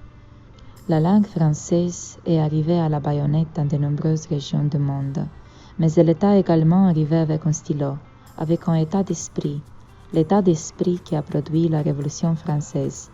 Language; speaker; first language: French; non-native, fluent; Romanian